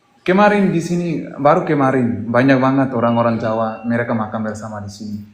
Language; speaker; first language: Indonesian; non-native, local second language; Tetum